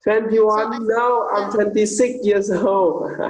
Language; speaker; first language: English; non-native, fluent; Vietnamese